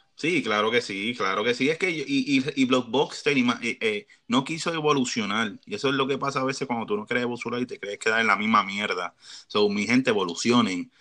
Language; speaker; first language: Spanish; native; Spanish